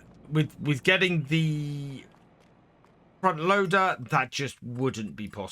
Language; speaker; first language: English; native; English